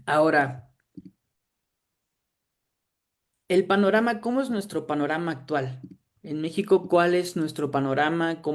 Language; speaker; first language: Spanish; native; Spanish